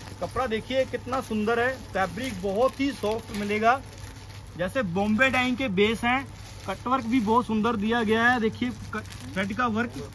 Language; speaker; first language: Hindi; non-native, local second language; Punjabi